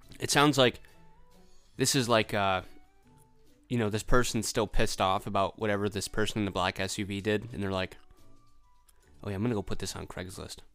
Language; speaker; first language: English; native; English